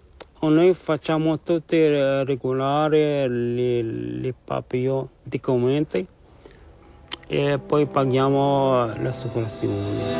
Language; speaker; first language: Italian; non-native, learner; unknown